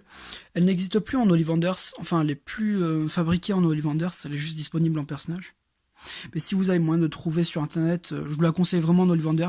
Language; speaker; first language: French; native; French